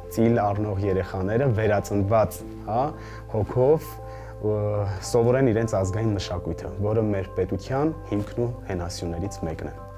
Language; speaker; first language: Armenian; native; Armenian